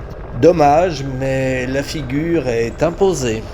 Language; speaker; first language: French; native; French